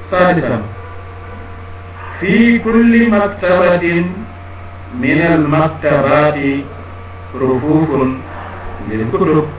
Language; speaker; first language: Arabic; non-native, fluent; Wolof